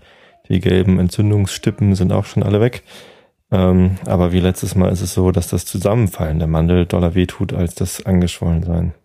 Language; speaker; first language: German; native; German